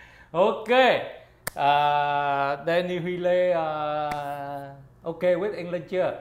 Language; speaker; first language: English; non-native, learner; Vietnamese